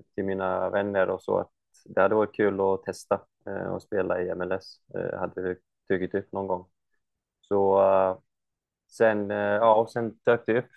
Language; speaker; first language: Swedish; non-native, fluent; Icelandic